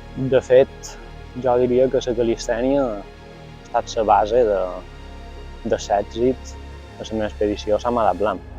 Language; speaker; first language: Catalan; native; Catalan